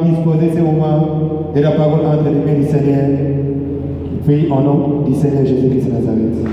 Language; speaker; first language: French; non-native, local second language; Lingala